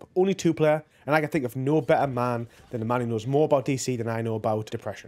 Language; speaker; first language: English; native; English